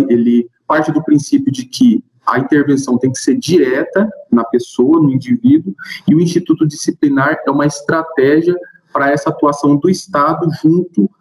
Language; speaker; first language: Portuguese; native; Portuguese